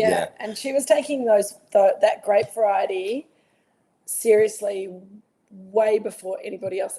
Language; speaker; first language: English; native; English